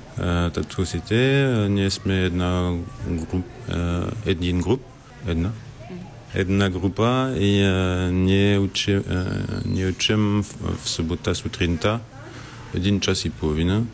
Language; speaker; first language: Bulgarian; non-native, learner; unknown